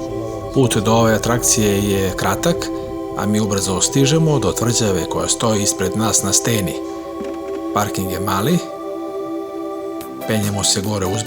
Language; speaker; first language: Serbian; native; Serbian